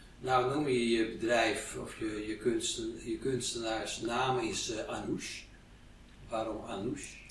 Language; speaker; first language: Dutch; native; Dutch